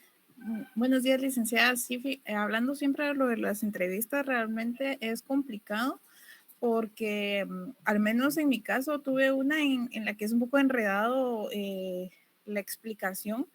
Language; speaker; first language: Spanish; native; Spanish